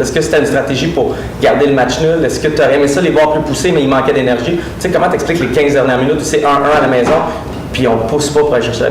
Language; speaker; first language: French; native; French